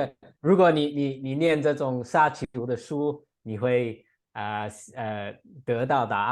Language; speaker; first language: Chinese; non-native, fluent; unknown